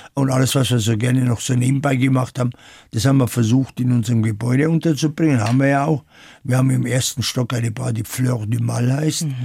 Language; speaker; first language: German; native; German